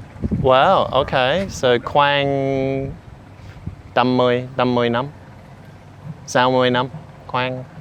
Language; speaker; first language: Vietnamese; non-native, learner; English